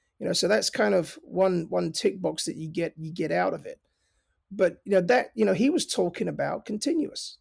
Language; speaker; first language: English; native; English